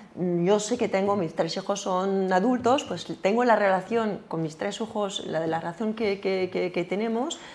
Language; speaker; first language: Spanish; non-native, fluent; French